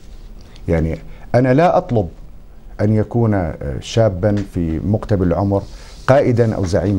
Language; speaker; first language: Arabic; native; Arabic